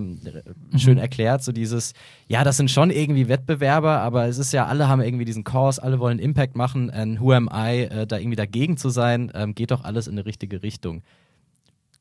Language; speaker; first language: German; native; German